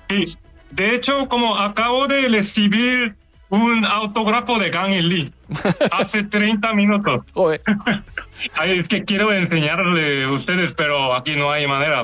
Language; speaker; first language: Spanish; non-native, fluent; Korean